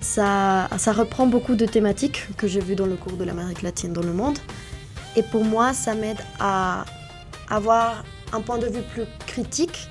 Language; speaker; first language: French; non-native, fluent; Spanish